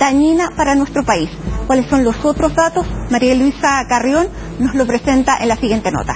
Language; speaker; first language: Spanish; native; Spanish